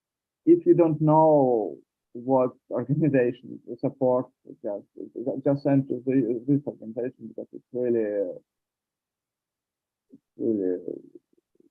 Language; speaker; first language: English; non-native, learner; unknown